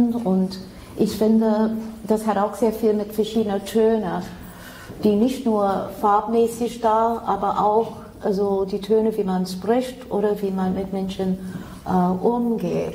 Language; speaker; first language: German; non-native, fluent; English